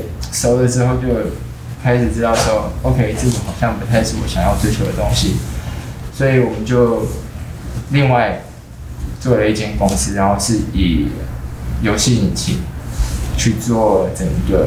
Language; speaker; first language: Chinese; native; Chinese